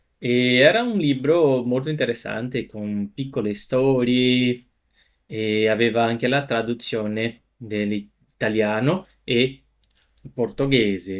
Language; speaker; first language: Italian; non-native, fluent; Portuguese